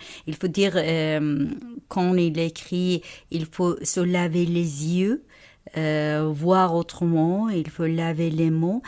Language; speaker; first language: French; non-native, fluent; Persian